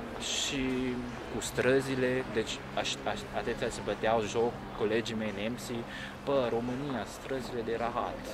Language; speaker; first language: Romanian; non-native, fluent; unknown